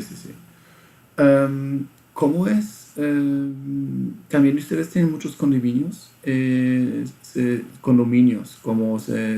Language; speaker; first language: Spanish; non-native, fluent; German